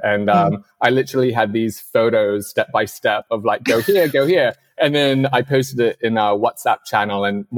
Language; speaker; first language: English; non-native, local second language; Cantonese